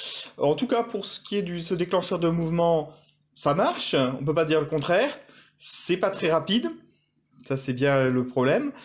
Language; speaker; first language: French; native; French